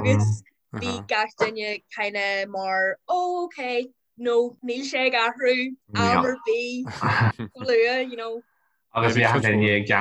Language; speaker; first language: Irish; non-native, local second language; English